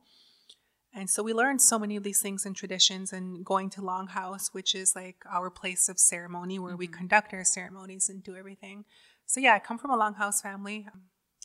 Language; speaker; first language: English; native; English